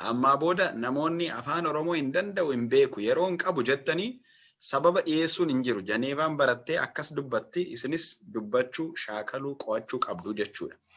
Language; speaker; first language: Oromo; native; Oromo